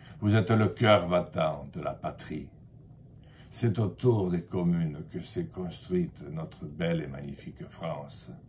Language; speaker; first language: French; native; French